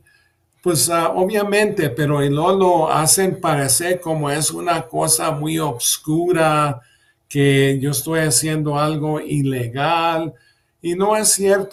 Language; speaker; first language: Spanish; early bilingual, heritage; English